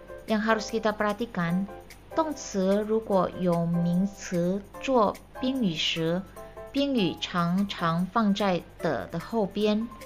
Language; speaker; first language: Chinese; non-native, fluent; Indonesian